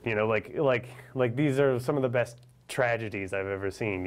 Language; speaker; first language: English; native; English